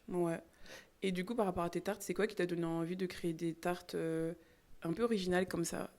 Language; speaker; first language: French; native; French